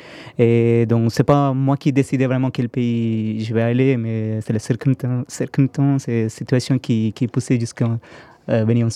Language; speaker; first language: French; non-native, fluent; Tamil